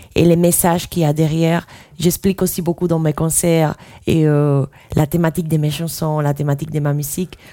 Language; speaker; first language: French; non-native, fluent; Spanish